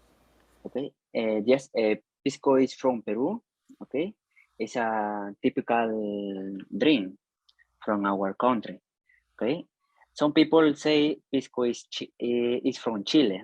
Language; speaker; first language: English; non-native, learner; Spanish